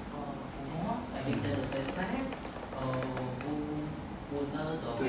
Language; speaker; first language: French; non-native, learner; Vietnamese